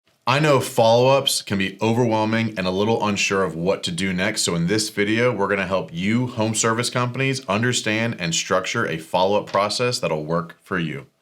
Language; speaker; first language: English; native; English